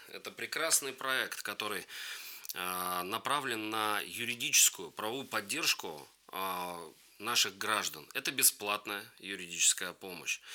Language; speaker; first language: Russian; native; Russian